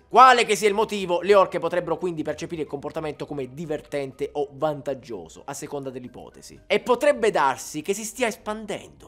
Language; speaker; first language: Italian; native; Italian